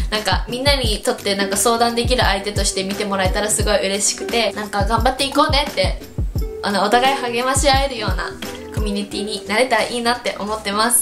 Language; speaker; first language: Japanese; early bilingual, heritage; Japanese